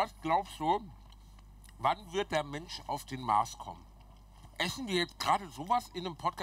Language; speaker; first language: German; native; German